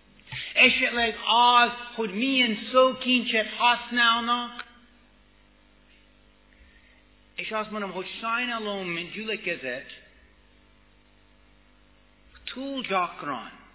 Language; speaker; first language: Hungarian; non-native, fluent; English